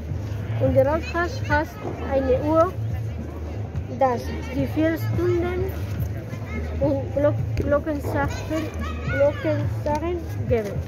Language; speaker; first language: German; non-native, learner; Spanish